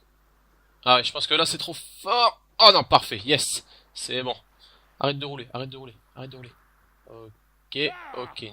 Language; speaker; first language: French; native; French